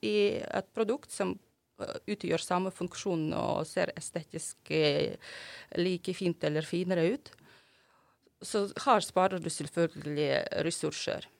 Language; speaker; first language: Norwegian; non-native, fluent; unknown